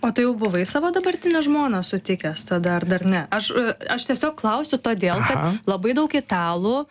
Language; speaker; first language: Lithuanian; native; Lithuanian